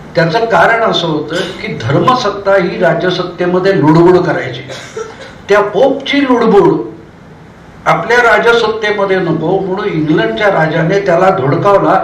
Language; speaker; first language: Marathi; native; Marathi